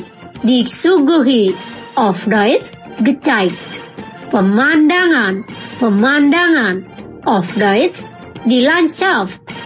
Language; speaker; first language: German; non-native, fluent; Indonesian